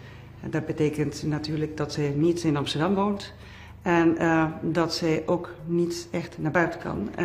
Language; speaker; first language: Dutch; non-native, local second language; Papiamento